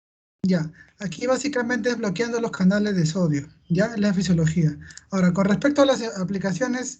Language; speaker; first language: Spanish; native; Spanish